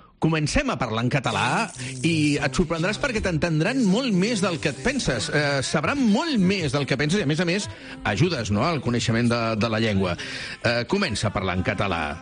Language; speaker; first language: Catalan; native; Catalan